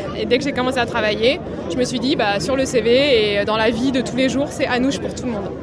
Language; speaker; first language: French; native; French